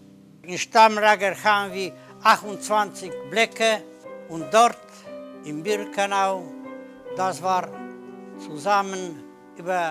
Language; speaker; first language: German; non-native, learner; Polish